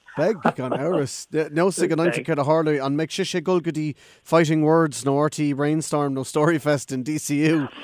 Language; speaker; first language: Irish; non-native, local second language; English